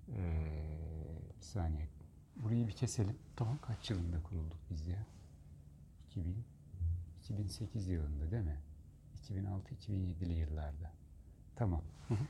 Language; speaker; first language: Turkish; native; Turkish